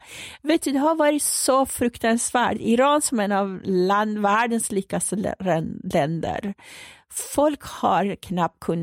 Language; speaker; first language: Swedish; non-native, fluent; Persian